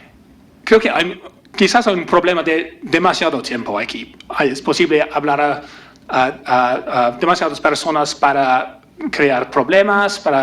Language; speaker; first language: Spanish; non-native, learner; English